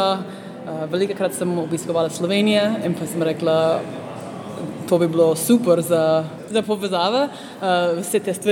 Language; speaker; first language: Slovenian; early bilingual, heritage; Slovenian